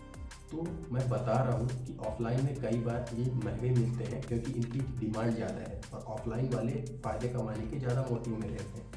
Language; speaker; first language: Hindi; native; Hindi